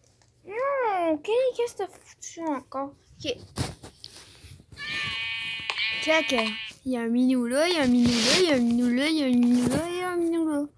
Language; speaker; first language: French; native; French